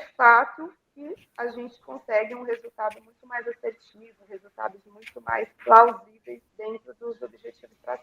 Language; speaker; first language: Portuguese; native; Portuguese